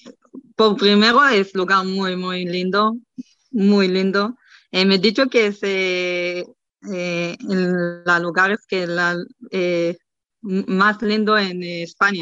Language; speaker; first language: Spanish; non-native, learner; Hebrew